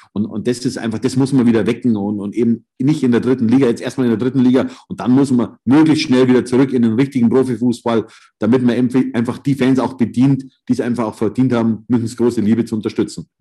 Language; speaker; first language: German; native; German